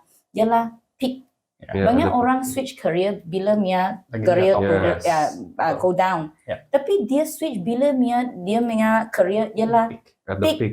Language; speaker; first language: Indonesian; non-native, learner; Malay